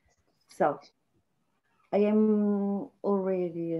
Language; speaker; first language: English; non-native, fluent; Portuguese